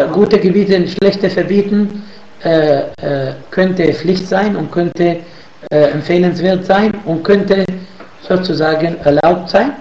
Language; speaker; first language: German; non-native, fluent; Arabic